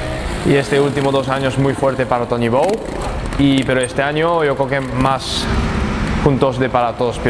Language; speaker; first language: Spanish; non-native, learner; Japanese